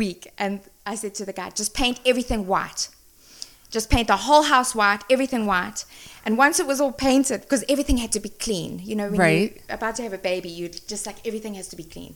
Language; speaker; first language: English; native; English